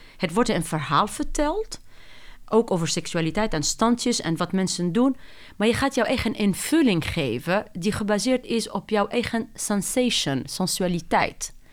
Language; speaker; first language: Dutch; non-native, fluent; Arabic